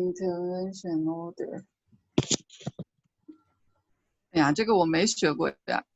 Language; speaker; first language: Chinese; native; Chinese